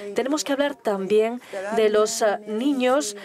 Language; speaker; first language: Spanish; non-native, fluent; Turkish